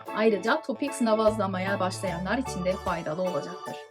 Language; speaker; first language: Turkish; non-native, fluent; Korean